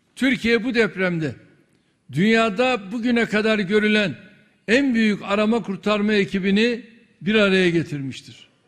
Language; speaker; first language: Turkish; native; Turkish